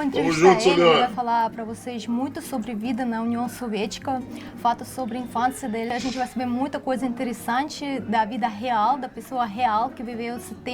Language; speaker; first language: Portuguese; non-native, fluent; Russian